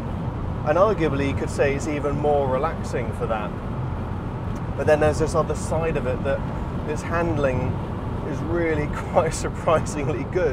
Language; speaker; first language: English; native; English